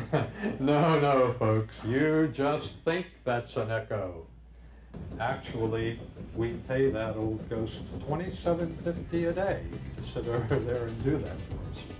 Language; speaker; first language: English; native; English